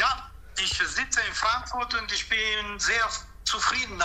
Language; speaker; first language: German; non-native, fluent; Italian